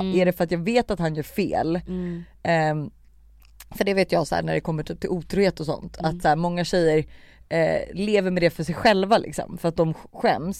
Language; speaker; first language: Swedish; native; Swedish